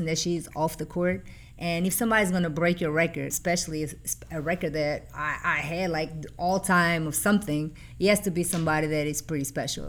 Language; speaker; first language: English; non-native, fluent; Portuguese